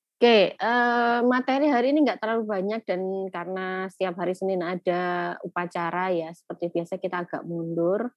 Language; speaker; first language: Indonesian; native; Indonesian